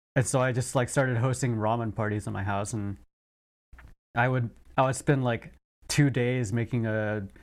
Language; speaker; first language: English; native; English